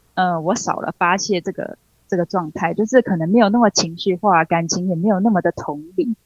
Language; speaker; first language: Chinese; native; Chinese